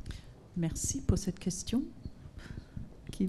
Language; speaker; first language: French; non-native, fluent; German